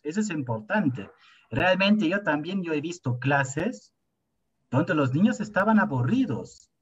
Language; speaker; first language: Spanish; non-native, fluent; German